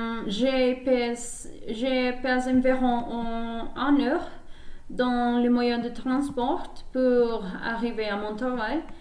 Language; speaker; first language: French; non-native, learner; Spanish